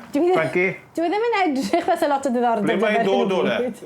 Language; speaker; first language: Welsh; native; Welsh